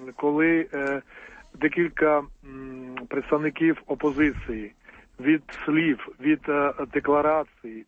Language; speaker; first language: Ukrainian; non-native, fluent; Georgian